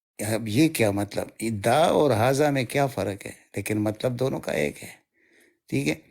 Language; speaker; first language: Urdu; non-native, local second language; Pashto